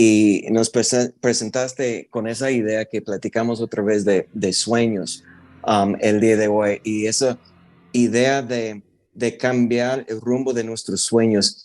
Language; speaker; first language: Spanish; non-native, fluent; English